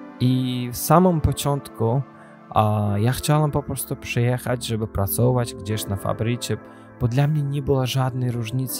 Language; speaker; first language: Polish; non-native, learner; Azerbaijani